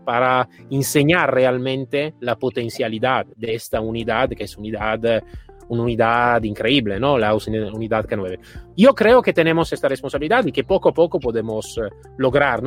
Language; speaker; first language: Spanish; non-native, fluent; Italian